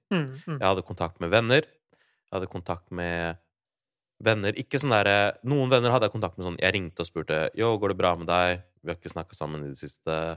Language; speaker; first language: Norwegian; early bilingual, other home language; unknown